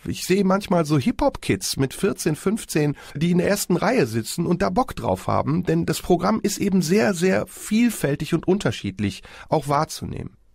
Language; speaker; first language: German; early bilingual, other home language; Turkish